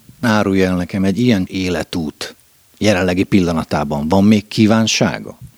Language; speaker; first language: Hungarian; native; Hungarian